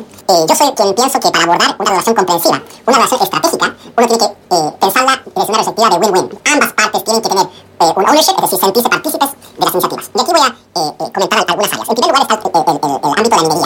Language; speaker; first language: Spanish; native; Spanish